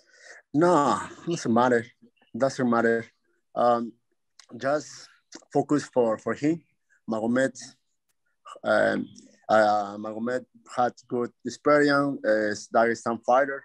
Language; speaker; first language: English; non-native, learner; Spanish